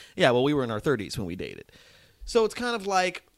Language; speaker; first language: English; native; English